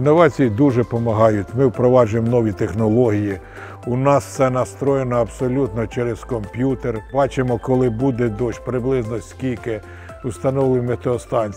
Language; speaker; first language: Ukrainian; native; Ukrainian